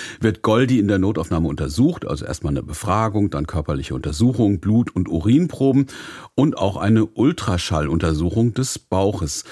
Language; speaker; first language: German; native; German